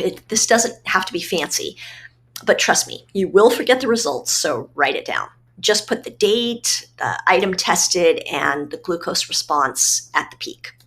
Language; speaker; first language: English; native; English